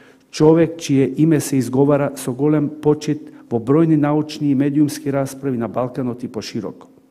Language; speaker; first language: Macedonian; native; Macedonian